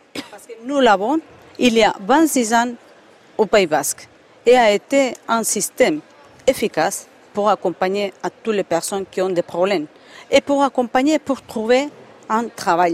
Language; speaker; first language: French; non-native, fluent; Spanish